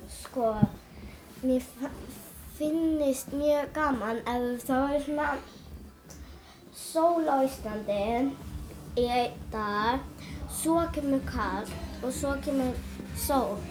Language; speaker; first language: Icelandic; early bilingual, other home language; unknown